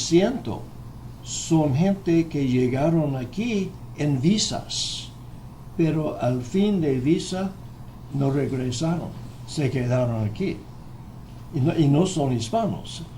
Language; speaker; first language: Spanish; non-native, fluent; English